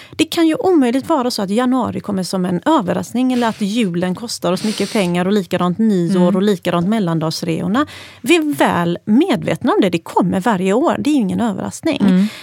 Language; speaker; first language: Swedish; early bilingual, other home language; Persian